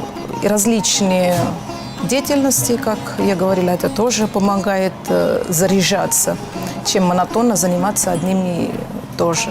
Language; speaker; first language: Russian; non-native, fluent; Tamil